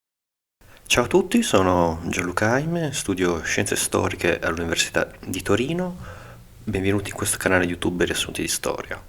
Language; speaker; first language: Italian; native; Italian